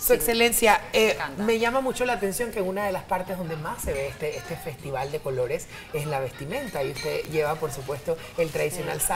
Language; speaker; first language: Spanish; native; Spanish